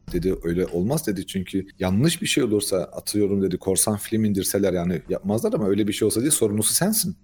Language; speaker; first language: Turkish; early bilingual, heritage; Turkish